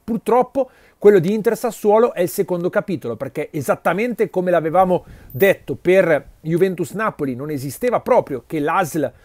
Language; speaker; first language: Italian; native; Italian